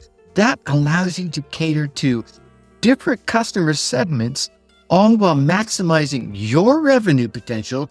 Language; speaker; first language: English; native; English